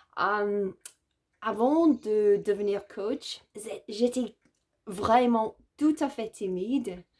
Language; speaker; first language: French; non-native, learner; English